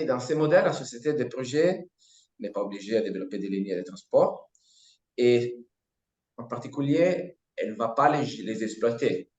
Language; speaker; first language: French; non-native, fluent; Italian